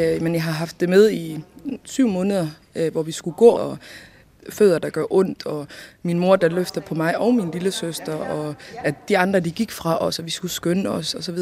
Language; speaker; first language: Danish; early bilingual, other home language; Somali